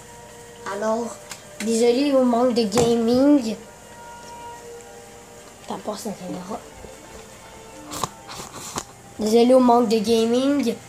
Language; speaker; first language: French; native; French